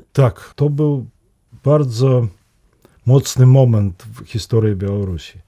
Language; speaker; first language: Polish; non-native, fluent; Russian